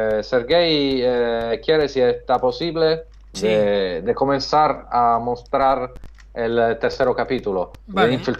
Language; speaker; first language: Spanish; non-native, fluent; Italian